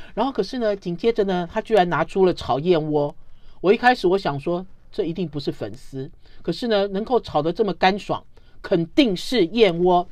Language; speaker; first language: Chinese; native; Chinese